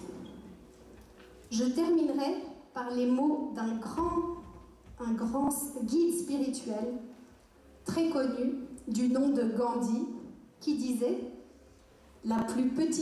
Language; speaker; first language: French; native; French